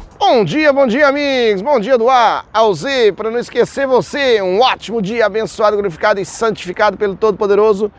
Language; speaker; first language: Portuguese; native; Portuguese